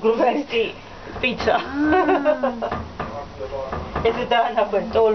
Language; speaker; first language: Russian; non-native, fluent; Georgian